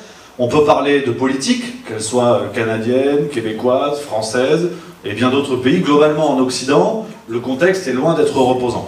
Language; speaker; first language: French; native; French